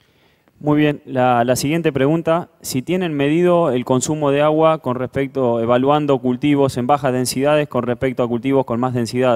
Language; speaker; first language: Spanish; native; Spanish